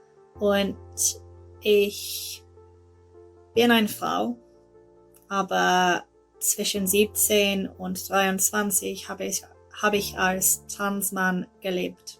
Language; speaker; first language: German; non-native, learner; English